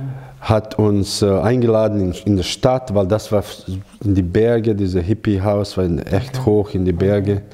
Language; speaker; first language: German; non-native, learner; Croatian